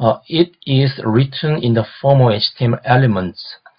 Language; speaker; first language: English; non-native, fluent; Korean